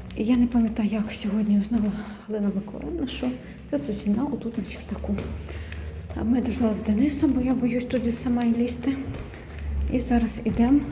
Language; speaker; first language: Ukrainian; non-native, local second language; Russian